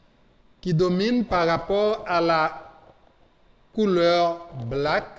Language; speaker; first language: French; non-native, local second language; Haitian Creole